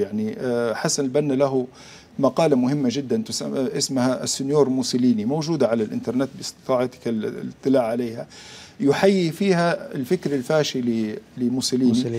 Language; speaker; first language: Arabic; native; Arabic